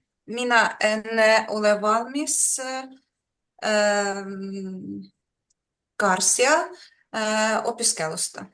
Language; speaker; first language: Finnish; non-native, learner; Russian